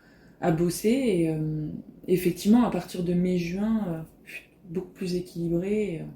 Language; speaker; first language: French; native; French